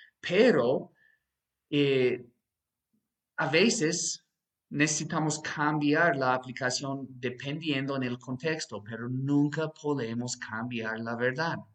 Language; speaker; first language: Spanish; non-native, fluent; English